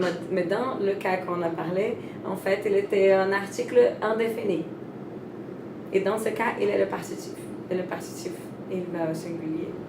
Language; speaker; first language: French; non-native, fluent; Portuguese